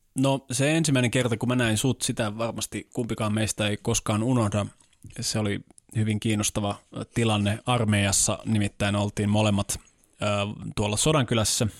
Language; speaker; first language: Finnish; native; Finnish